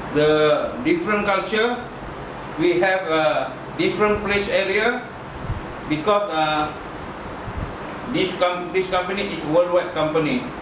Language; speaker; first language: English; non-native, learner; Malay